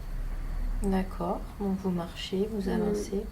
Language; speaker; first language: French; native; French